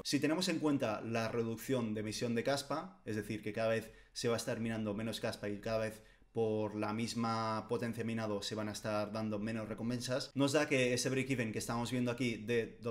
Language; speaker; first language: Spanish; native; Spanish